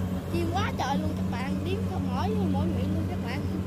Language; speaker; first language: Vietnamese; native; Vietnamese